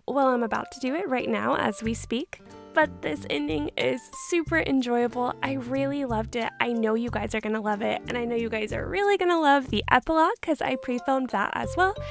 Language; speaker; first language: English; native; English